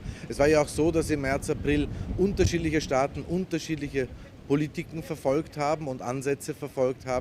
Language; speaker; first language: German; native; German